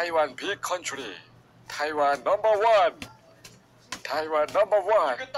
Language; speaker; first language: English; non-native, learner; Korean